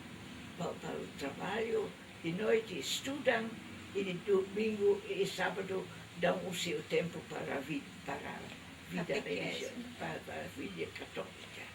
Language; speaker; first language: Portuguese; non-native, fluent; Dutch